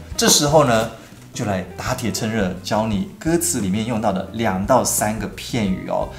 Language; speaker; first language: Chinese; early bilingual, other home language; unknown